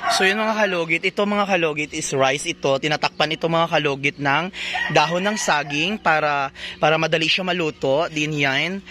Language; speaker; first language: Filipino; non-native, local second language; Hiligaynon